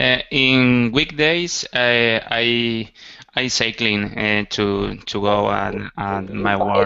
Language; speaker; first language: English; non-native, learner; Spanish